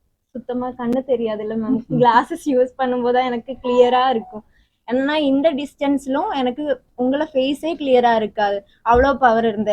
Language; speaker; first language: Tamil; non-native, learner; Malayalam